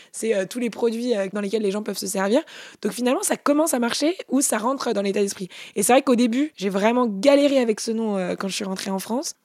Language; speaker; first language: French; native; French